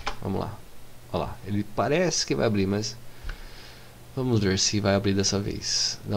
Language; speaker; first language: Portuguese; native; Portuguese